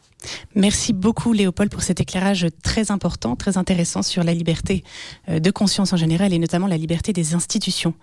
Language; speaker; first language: French; native; French